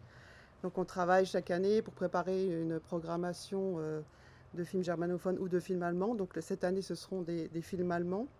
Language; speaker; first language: French; native; French